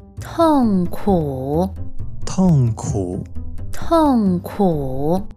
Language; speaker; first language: Chinese; native; Chinese